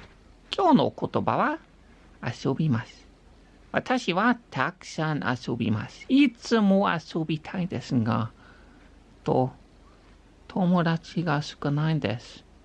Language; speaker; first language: Japanese; non-native, learner; English